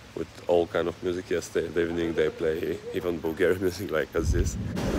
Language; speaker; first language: English; non-native, fluent; Bulgarian